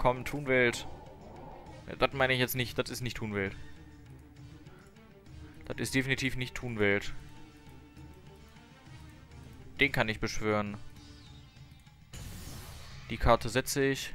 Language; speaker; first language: German; native; German